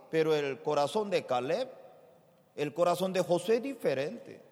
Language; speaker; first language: Spanish; non-native, fluent; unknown